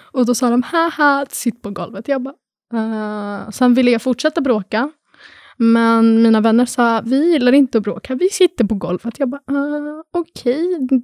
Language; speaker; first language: Swedish; early bilingual, other home language; Arabic